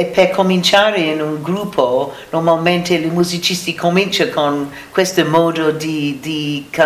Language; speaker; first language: Italian; non-native, learner; English